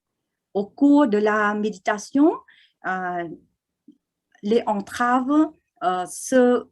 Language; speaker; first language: French; non-native, fluent; Vietnamese